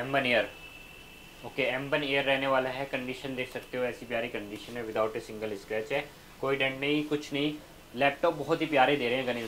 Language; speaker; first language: Hindi; native; Hindi